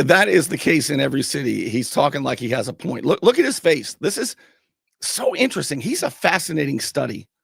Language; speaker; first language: English; native; English